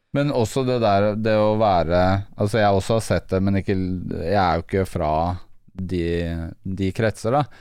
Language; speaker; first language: Norwegian; native; Norwegian